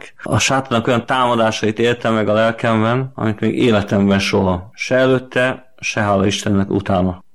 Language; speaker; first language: Hungarian; native; Hungarian